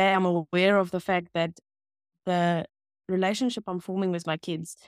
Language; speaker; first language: English; non-native, local second language; Afrikaans